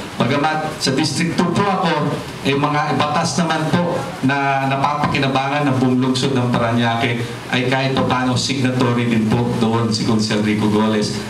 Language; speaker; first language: Filipino; non-native, local second language; Hiligaynon